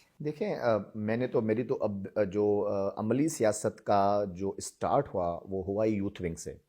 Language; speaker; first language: Urdu; non-native, local second language; Sindhi